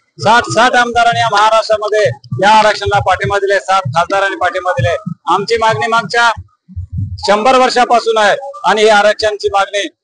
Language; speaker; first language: Marathi; non-native, local second language; Lambadi